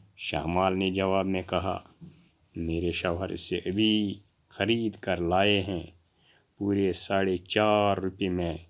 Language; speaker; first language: Urdu; non-native, local second language; Kashmiri